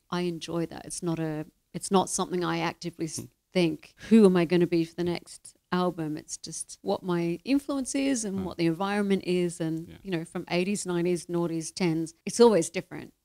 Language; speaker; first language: English; native; English